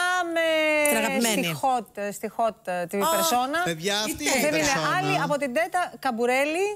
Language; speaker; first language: Greek; native; Greek